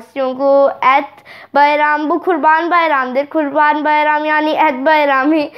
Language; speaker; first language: Turkish; non-native, learner; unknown